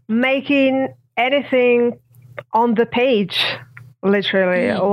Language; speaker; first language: English; non-native, fluent; Russian